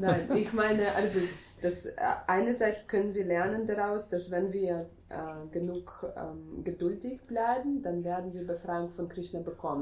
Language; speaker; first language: German; non-native, fluent; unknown